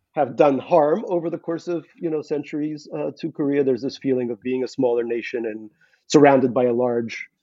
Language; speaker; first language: English; non-native, fluent; Russian